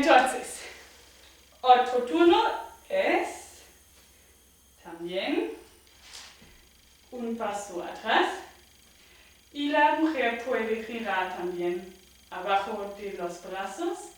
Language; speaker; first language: Spanish; non-native, fluent; German